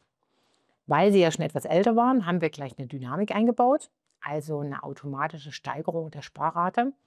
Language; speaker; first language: German; native; German